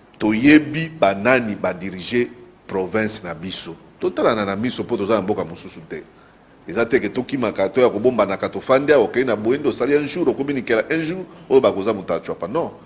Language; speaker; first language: Lingala; non-native, local second language; Mongo